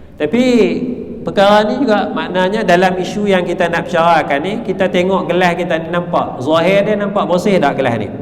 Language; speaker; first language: Malay; native; Malay